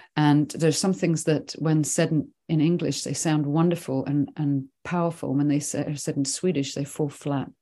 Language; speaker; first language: English; early bilingual, other home language; Swedish